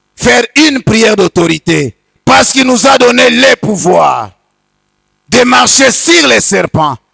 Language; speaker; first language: French; non-native, local second language; Swahili